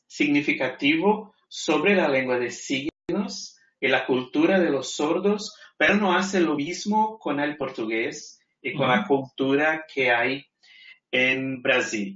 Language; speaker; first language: Spanish; non-native, fluent; Portuguese